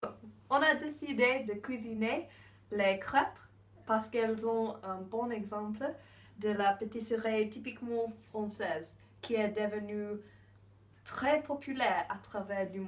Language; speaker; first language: French; non-native, learner; English